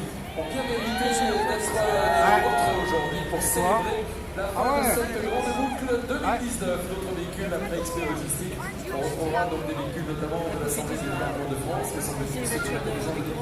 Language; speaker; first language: French; native; French